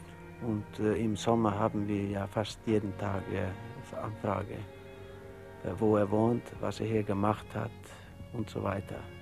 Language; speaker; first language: German; non-native, learner; Norwegian